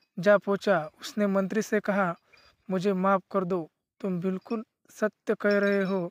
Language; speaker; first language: Hindi; non-native, local second language; Marathi